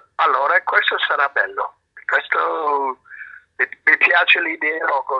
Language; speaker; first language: Italian; non-native, fluent; English